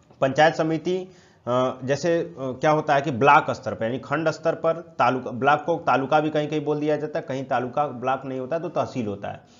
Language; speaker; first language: Hindi; native; Hindi